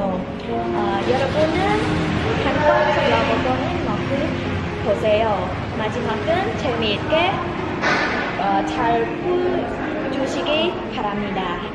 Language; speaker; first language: Korean; non-native, learner; Khmer